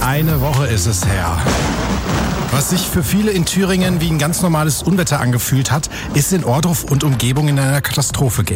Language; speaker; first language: German; native; German